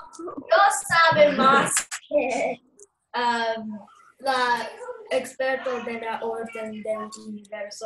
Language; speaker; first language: Spanish; non-native, learner; English